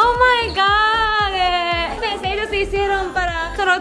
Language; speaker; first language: Spanish; non-native, learner; Japanese